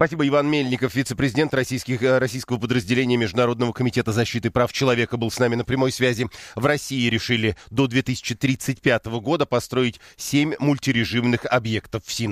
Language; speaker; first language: Russian; native; Russian